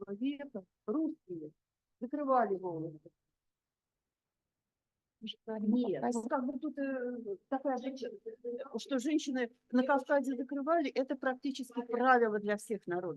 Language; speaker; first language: Russian; native; Russian